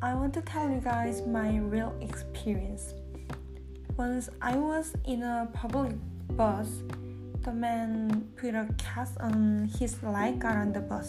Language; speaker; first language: English; non-native, learner; Korean